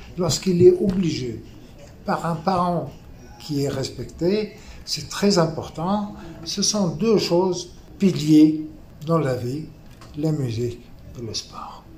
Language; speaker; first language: French; non-native, local second language; Arabic